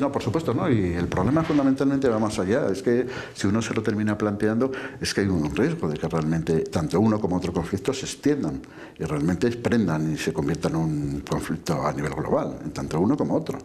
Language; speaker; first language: Spanish; native; Spanish